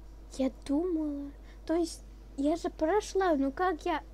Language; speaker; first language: Russian; native; Russian